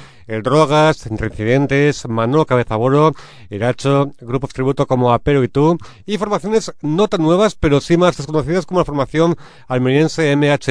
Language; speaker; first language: Spanish; native; Spanish